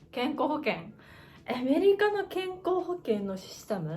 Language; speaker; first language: Japanese; non-native, learner; English